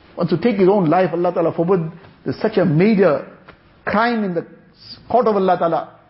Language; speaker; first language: English; native; English